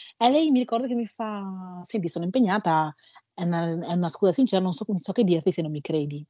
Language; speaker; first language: Italian; early bilingual, other home language; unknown